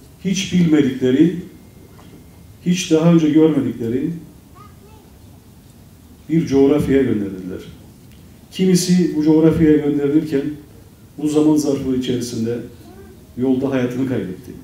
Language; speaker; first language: Turkish; native; Turkish